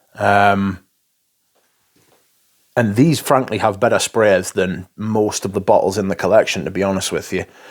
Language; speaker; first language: English; native; English